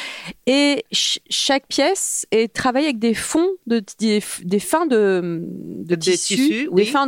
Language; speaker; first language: French; native; French